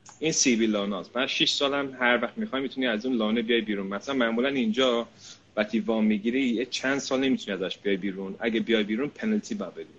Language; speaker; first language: Persian; early bilingual, heritage; Persian